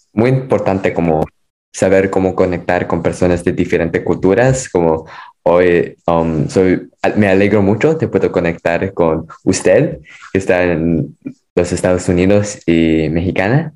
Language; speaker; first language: Spanish; non-native, fluent; English